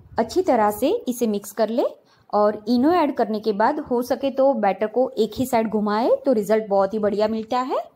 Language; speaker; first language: Hindi; non-native, local second language; Gujarati